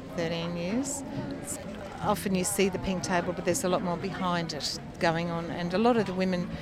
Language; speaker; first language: English; native; English